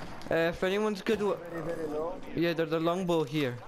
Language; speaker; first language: English; native; English